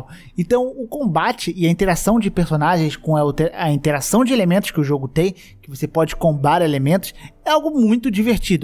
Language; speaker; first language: Portuguese; native; Portuguese